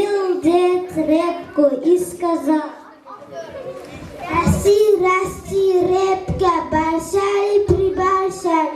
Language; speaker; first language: Russian; non-native, learner; Uzbek